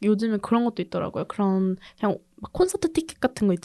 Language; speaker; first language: Korean; native; Korean